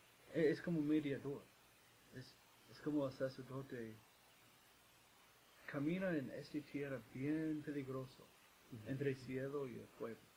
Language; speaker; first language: Spanish; non-native, fluent; English